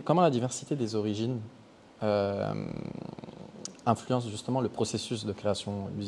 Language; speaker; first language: French; native; French